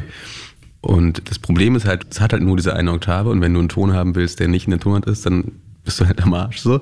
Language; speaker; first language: German; native; German